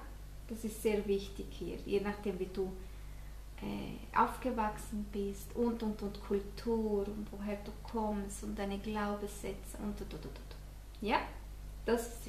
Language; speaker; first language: German; non-native, fluent; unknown